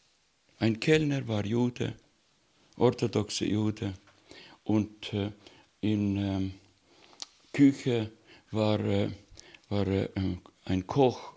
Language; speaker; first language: German; non-native, learner; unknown